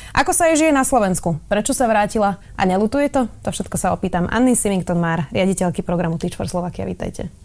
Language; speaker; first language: Slovak; native; Slovak